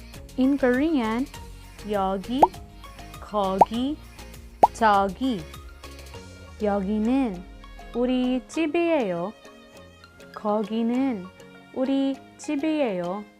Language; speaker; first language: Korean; non-native, learner; Filipino